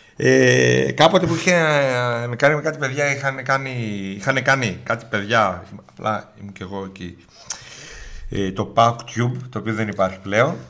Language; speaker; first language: Greek; native; Greek